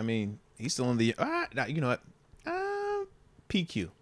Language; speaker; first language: English; native; English